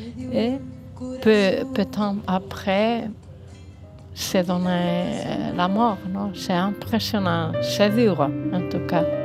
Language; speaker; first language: French; non-native, fluent; Spanish